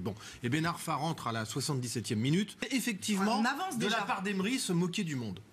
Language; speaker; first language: French; native; French